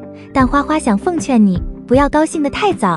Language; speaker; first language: Chinese; native; Chinese